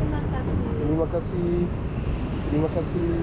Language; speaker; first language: Indonesian; non-native, learner; French